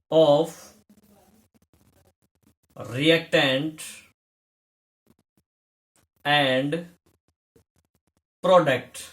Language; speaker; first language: Hindi; native; Hindi